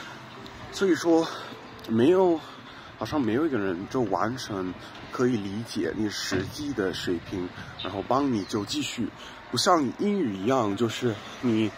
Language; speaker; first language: Chinese; non-native, fluent; English